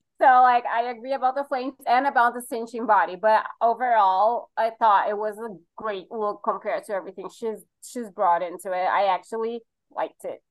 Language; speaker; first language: English; non-native, fluent; Portuguese